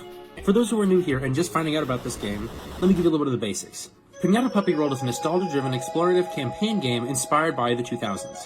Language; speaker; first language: English; native; English